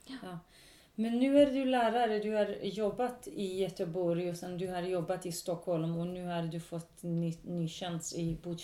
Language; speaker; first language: Swedish; non-native, local second language; Kurdish